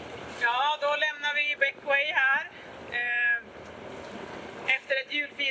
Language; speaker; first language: Swedish; native; Swedish